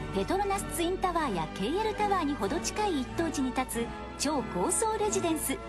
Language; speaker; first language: Japanese; native; Japanese